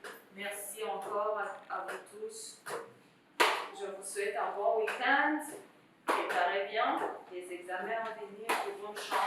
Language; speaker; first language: French; non-native, local second language; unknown